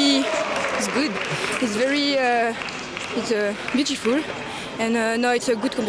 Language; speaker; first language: English; non-native, learner; French